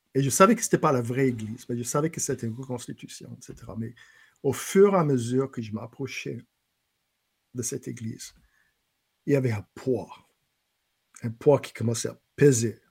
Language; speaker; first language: French; non-native, fluent; English